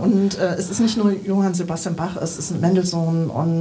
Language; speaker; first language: German; native; German